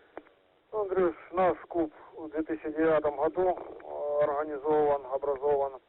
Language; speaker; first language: Russian; native; Russian